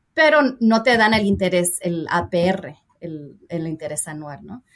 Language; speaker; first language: Spanish; early bilingual, heritage; Spanish